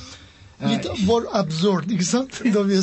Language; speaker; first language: Norwegian; non-native, learner; Persian